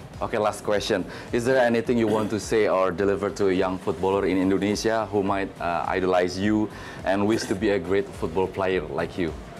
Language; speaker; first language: English; non-native, fluent; Indonesian